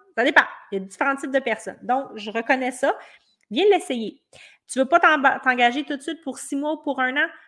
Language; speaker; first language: French; native; French